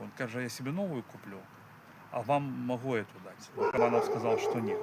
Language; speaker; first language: Russian; non-native, local second language; Belarusian